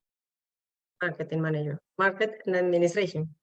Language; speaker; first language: English; non-native, learner; Spanish